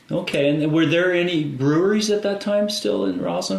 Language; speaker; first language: English; native; English